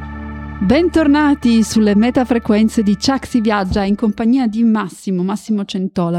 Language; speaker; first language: Italian; native; Italian